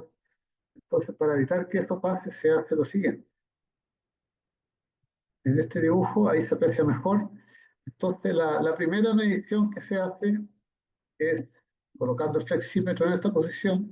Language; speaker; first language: Spanish; native; Spanish